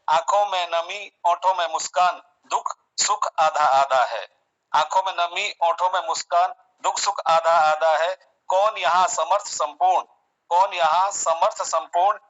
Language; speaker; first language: Hindi; native; Hindi